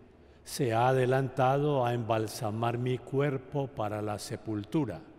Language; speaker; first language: Spanish; native; Spanish